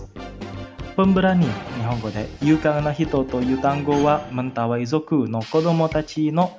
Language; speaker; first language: Japanese; non-native, fluent; Indonesian